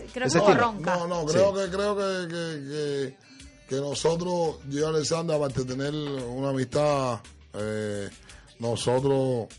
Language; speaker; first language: Spanish; native; Spanish